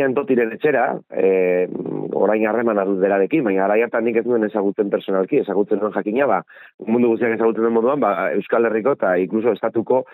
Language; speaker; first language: Basque; native; Basque